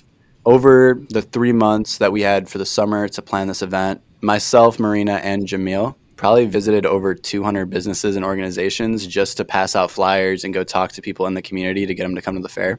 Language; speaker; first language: English; native; English